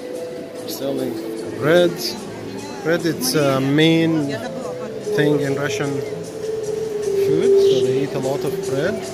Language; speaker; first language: English; non-native, fluent; Arabic